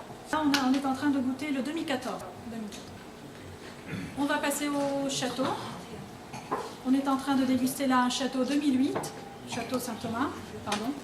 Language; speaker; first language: French; non-native, local second language; Arabic